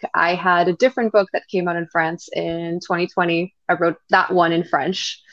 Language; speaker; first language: English; non-native, fluent; French